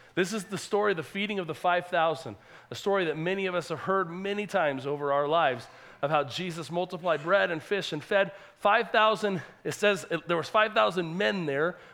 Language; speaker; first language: English; native; English